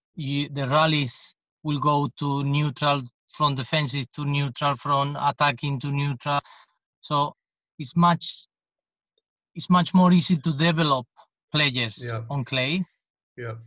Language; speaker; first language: English; non-native, fluent; Spanish